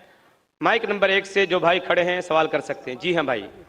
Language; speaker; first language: Hindi; native; Hindi